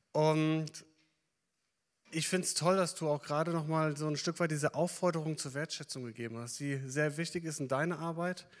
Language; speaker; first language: German; native; German